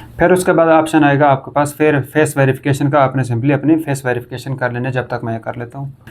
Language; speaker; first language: Urdu; non-native, local second language; Saraiki